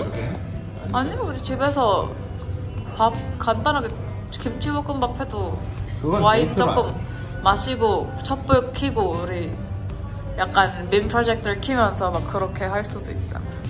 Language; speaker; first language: Korean; non-native, fluent; Indonesian